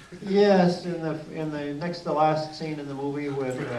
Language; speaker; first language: English; native; English